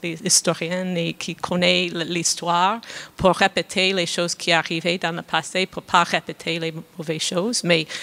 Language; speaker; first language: French; non-native, fluent; English